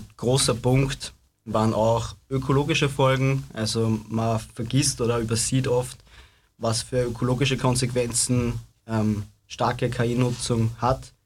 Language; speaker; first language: German; native; German